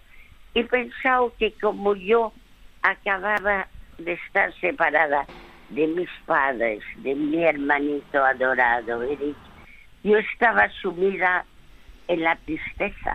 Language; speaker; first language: Spanish; early bilingual, other home language; French